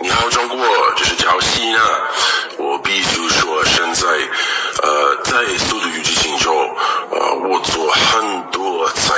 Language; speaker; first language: Chinese; non-native, learner; English